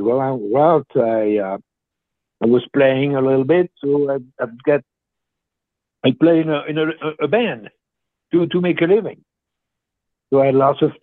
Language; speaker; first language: English; non-native, fluent; French